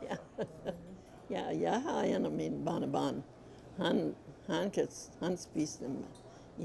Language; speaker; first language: Danish; early bilingual, heritage; Danish